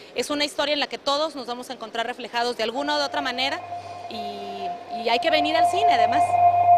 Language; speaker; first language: Spanish; native; Spanish